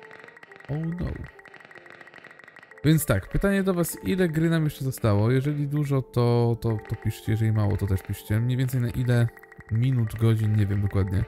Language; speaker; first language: Polish; native; Polish